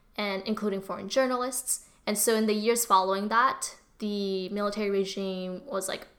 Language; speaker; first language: English; early bilingual, other home language; Burmese